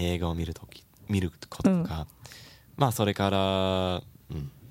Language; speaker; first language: Japanese; non-native, learner; English